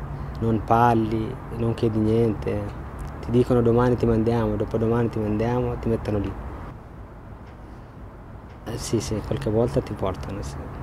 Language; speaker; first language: Italian; non-native, learner; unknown